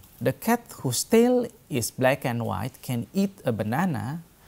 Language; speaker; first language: English; non-native, fluent; Indonesian